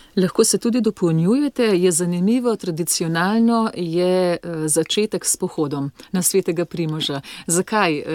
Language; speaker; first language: Slovenian; native; Slovenian